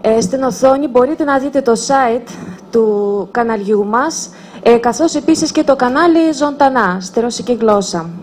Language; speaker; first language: Greek; non-native, fluent; Russian